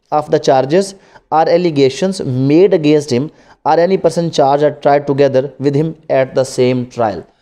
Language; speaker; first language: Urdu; non-native, local second language; Punjabi